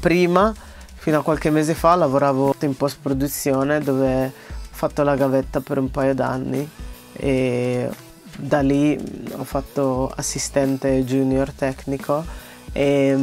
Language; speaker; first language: Italian; early bilingual, other home language; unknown